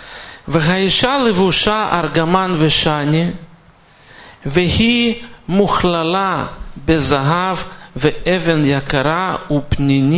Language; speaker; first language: Hebrew; non-native, fluent; Russian